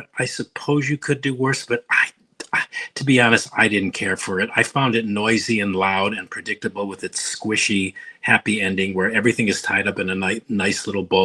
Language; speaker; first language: English; native; English